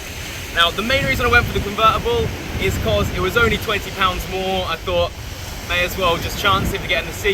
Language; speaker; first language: English; native; English